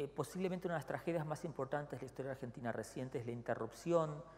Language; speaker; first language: Spanish; native; Spanish